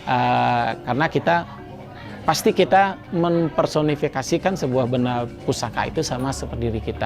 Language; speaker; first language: Indonesian; native; Indonesian